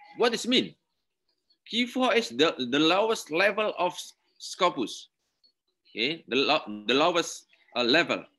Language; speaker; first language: English; non-native, learner; Indonesian